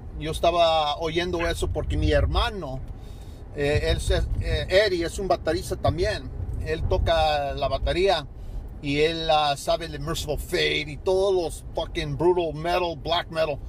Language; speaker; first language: Spanish; early bilingual, heritage; Spanish